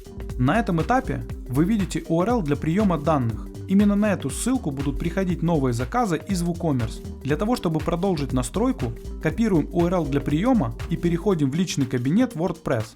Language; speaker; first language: Russian; native; Russian